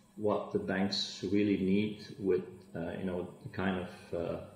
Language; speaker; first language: English; non-native, fluent; Dutch